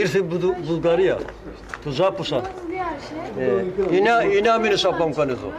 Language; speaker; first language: Greek; early bilingual, heritage; Greek